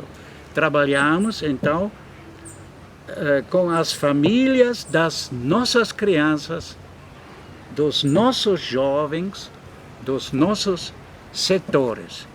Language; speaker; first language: Portuguese; non-native, fluent; German